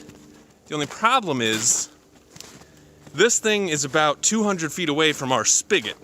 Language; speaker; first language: English; native; English